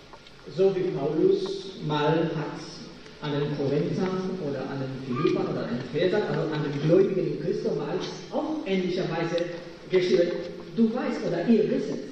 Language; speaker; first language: German; non-native, fluent; Polish